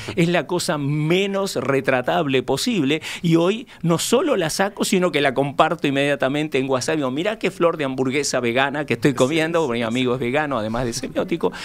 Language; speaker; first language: Spanish; native; Spanish